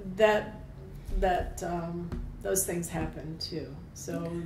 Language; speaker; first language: English; native; English